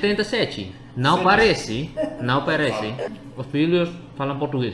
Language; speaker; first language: Portuguese; non-native, learner; Indonesian